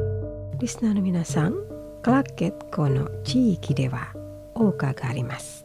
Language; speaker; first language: Japanese; non-native, fluent; Indonesian